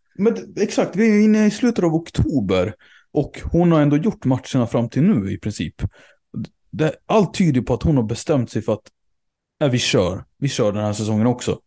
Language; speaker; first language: Swedish; native; Swedish